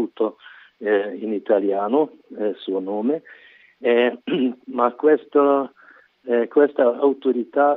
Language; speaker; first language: Italian; non-native, learner; Hungarian